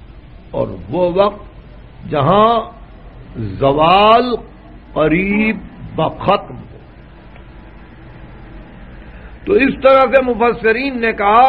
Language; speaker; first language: Urdu; native; Urdu